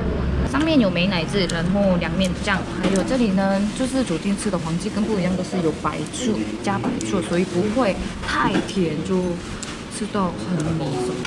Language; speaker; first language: Chinese; non-native, fluent; Korean